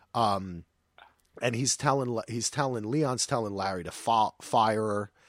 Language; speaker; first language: English; native; English